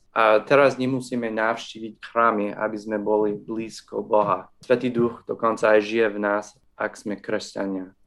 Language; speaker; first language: Slovak; non-native, fluent; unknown